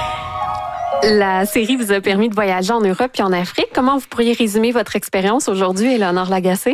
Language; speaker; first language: French; native; French